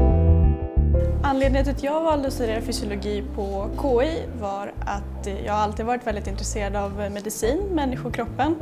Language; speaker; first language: Swedish; native; Swedish